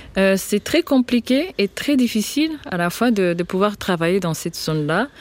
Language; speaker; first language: French; non-native, local second language; Swahili